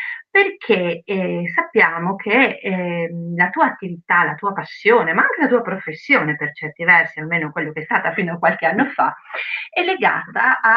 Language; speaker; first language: Italian; native; Italian